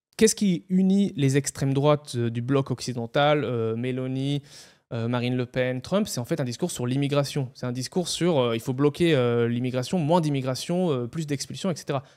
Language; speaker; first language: French; non-native, fluent; Hebrew